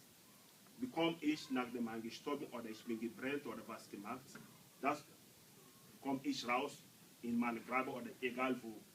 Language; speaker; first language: German; non-native, learner; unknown